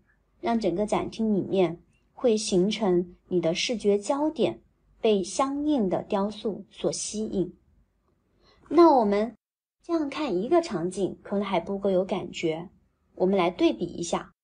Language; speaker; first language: Chinese; native; Chinese